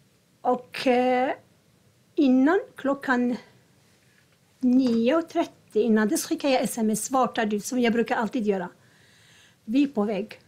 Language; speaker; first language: Swedish; non-native, learner; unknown